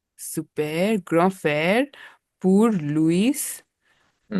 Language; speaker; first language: French; non-native, learner; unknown